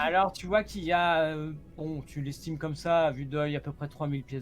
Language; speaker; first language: French; native; French